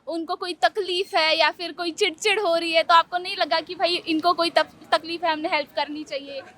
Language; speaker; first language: Hindi; non-native, local second language; Marathi